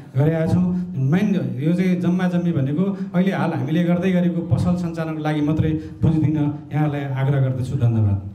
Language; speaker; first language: Nepali; native; Nepali